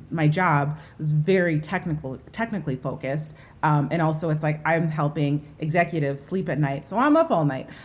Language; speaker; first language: English; early bilingual, other home language; Yoruba